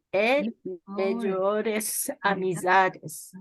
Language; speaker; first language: Portuguese; non-native, learner; English